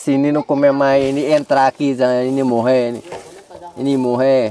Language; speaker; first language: Portuguese; non-native, learner; Vietnamese